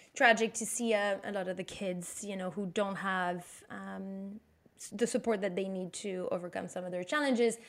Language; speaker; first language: English; non-native, fluent; French